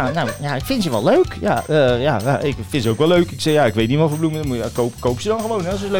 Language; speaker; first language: Dutch; native; Dutch